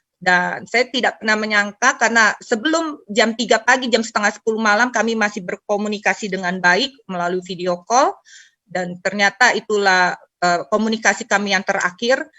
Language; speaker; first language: Indonesian; native; Indonesian